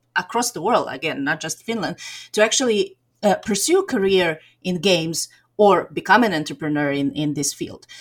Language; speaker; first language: English; non-native, fluent; Serbian